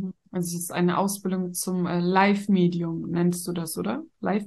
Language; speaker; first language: German; native; German